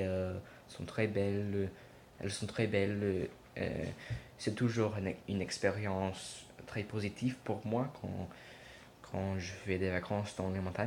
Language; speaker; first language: French; non-native, learner; English